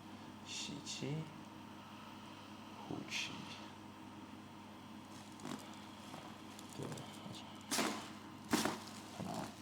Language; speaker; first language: Chinese; non-native, learner; English